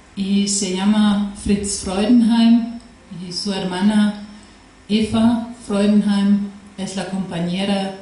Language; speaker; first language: Spanish; non-native, fluent; German